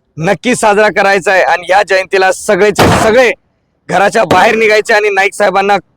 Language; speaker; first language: Marathi; non-native, local second language; Lambadi